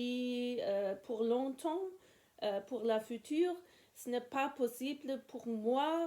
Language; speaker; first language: French; non-native, learner; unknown